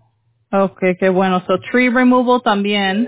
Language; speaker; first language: Spanish; early bilingual, heritage; Spanish